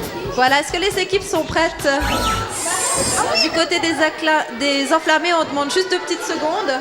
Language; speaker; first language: French; native; French